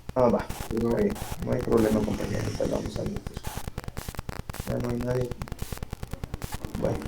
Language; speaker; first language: Spanish; native; Spanish